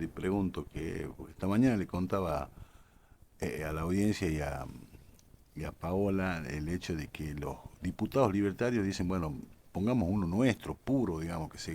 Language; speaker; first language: Spanish; native; Spanish